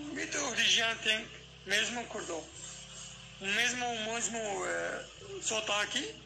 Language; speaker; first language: Portuguese; non-native, fluent; Arabic